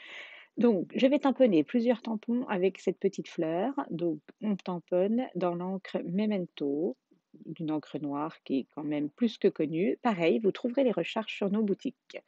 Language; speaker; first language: French; native; French